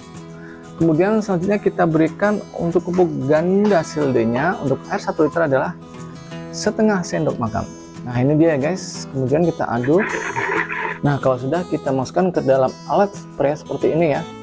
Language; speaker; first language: Indonesian; native; Indonesian